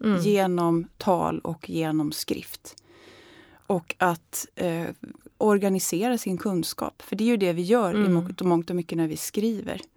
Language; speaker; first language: Swedish; native; Swedish